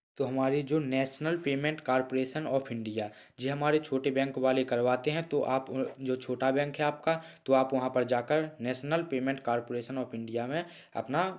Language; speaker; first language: Hindi; native; Hindi